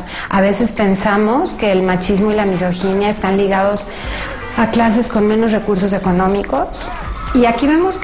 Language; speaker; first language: Spanish; native; Spanish